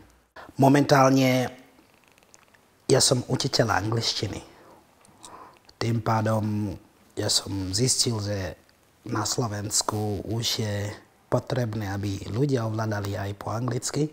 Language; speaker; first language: Slovak; non-native, fluent; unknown